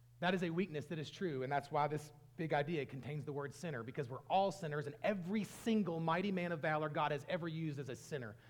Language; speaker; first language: English; native; English